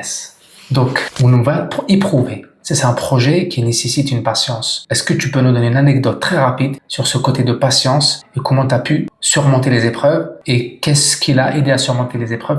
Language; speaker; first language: French; native; French